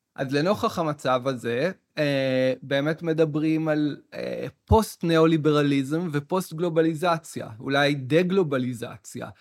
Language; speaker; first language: Hebrew; native; Hebrew